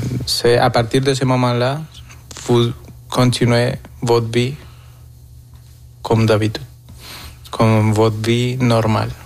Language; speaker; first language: French; non-native, fluent; Spanish